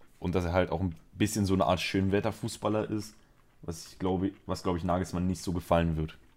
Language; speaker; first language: German; early bilingual, other home language; Spanish